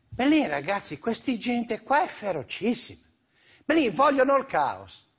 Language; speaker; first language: Italian; native; Italian